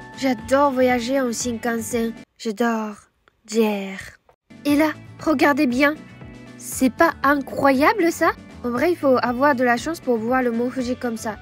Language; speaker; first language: French; non-native, fluent; Japanese